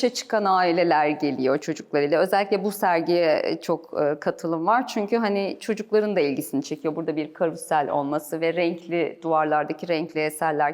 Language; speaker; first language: Turkish; native; Turkish